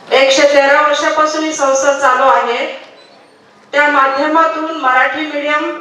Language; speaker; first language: Marathi; non-native, local second language; Telugu